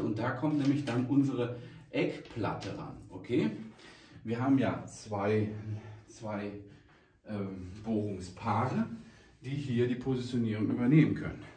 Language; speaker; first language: German; native; German